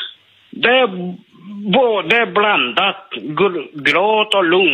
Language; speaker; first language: Swedish; non-native, learner; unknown